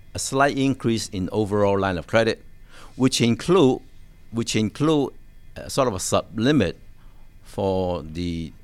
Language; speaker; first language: English; non-native, local second language; Cantonese